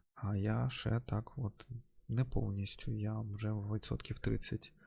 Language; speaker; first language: Ukrainian; non-native, local second language; Russian